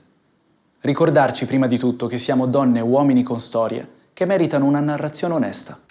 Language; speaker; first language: Italian; native; Italian